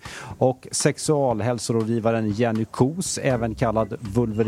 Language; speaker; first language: Swedish; native; Swedish